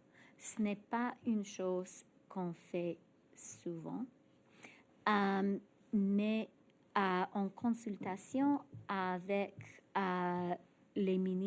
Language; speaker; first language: French; non-native, fluent; English